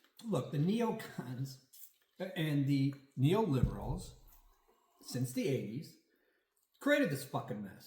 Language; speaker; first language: English; native; English